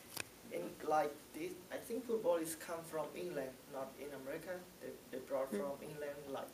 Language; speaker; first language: English; non-native, learner; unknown